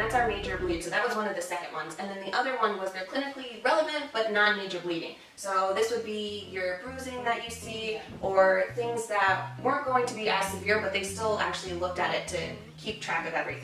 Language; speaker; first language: English; native; English